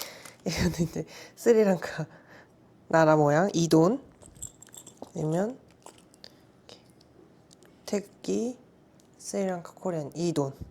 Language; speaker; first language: Korean; non-native, learner; Sinhala